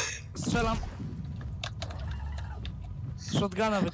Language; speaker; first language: Polish; native; Polish